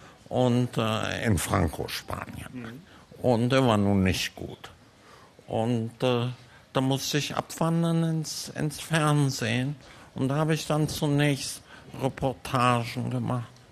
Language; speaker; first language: German; early bilingual, heritage; German